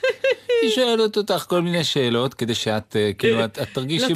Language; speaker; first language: Hebrew; native; Hebrew